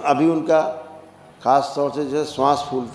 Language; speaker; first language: Hindi; native; Hindi